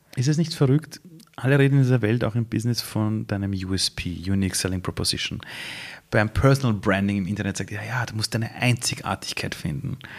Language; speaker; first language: German; early bilingual, other home language; Persian